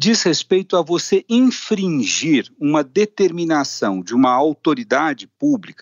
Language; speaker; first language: Portuguese; native; Portuguese